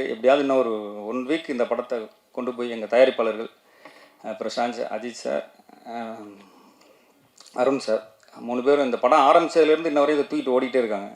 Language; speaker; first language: Tamil; native; Tamil